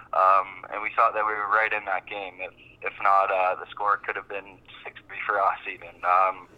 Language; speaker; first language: English; native; English